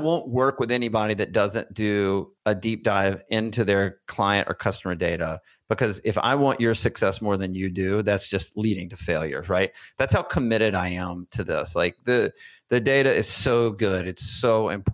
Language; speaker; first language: English; native; English